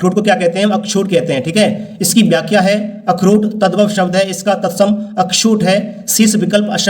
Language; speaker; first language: Hindi; native; Hindi